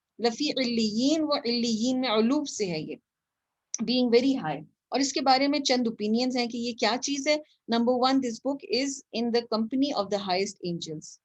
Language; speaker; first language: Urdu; native; Urdu